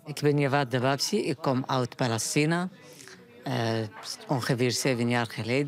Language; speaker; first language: Dutch; non-native, learner; Arabic